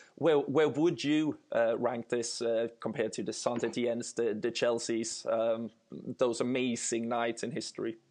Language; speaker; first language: English; non-native, fluent; Swedish